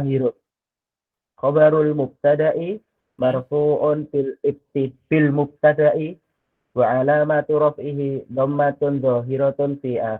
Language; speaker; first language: Arabic; non-native, learner; Indonesian